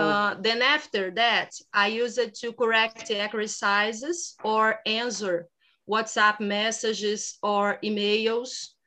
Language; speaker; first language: English; non-native, learner; Portuguese